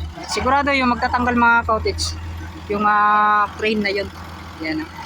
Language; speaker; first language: Filipino; non-native, local second language; Cebuano